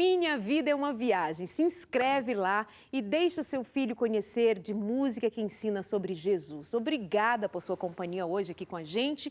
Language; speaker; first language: Portuguese; native; Portuguese